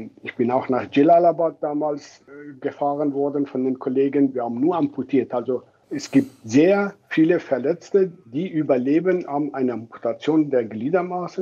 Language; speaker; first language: German; non-native, fluent; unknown